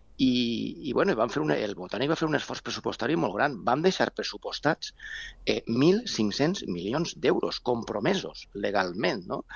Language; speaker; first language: Catalan; native; Catalan